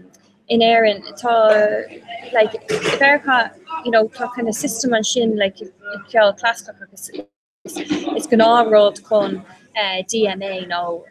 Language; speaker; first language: Irish; non-native, local second language; English